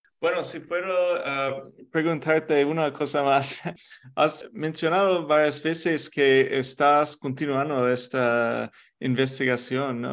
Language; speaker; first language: Spanish; non-native, fluent; English